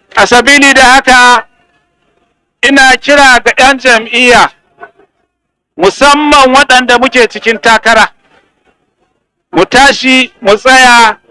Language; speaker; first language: Hausa; native; Hausa